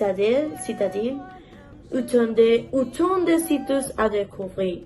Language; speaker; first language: French; non-native, learner; Spanish